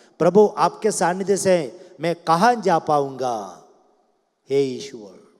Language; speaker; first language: Hindi; non-native, local second language; Malayalam